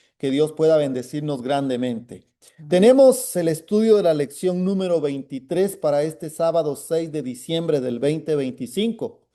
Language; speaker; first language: Spanish; native; Spanish